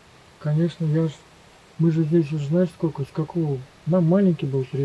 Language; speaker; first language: Russian; early bilingual, other home language; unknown